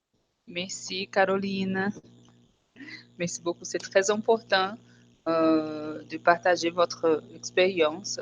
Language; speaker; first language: French; non-native, fluent; Portuguese